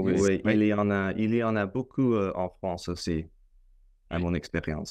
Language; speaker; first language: French; non-native, fluent; English